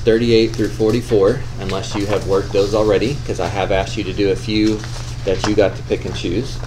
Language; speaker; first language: English; native; English